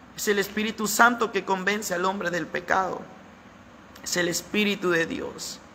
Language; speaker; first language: Spanish; native; Spanish